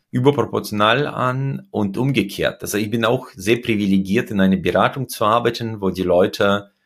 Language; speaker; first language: German; early bilingual, other home language; Russian